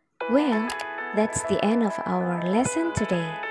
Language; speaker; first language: English; non-native, fluent; Indonesian